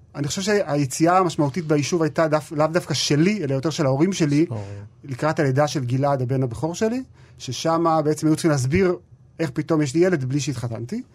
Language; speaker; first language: Hebrew; native; Hebrew